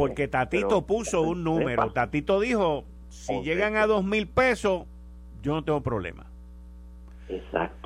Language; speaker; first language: Spanish; native; Spanish